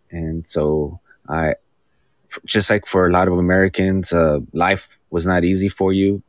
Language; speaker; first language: English; native; English